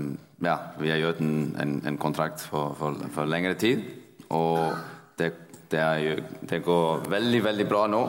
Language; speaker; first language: Danish; non-native, fluent; Icelandic